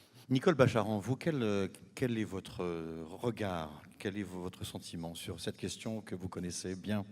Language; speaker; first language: French; native; French